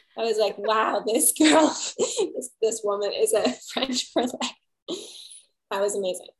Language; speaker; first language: English; native; English